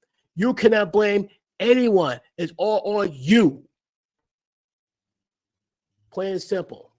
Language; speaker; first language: English; native; English